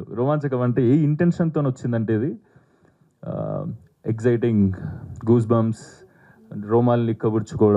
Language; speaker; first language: Telugu; native; Telugu